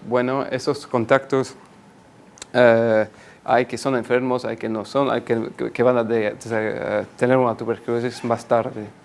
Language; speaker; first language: Spanish; non-native, fluent; French